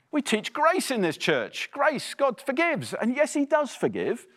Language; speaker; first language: English; native; English